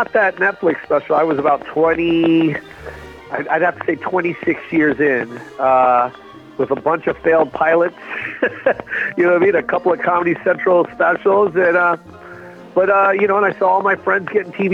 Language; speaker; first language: English; native; English